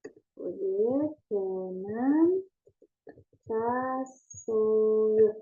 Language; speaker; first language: Korean; non-native, fluent; Indonesian